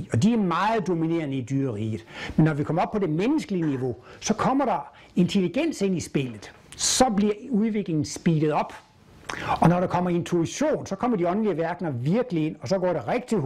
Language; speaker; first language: Danish; native; Danish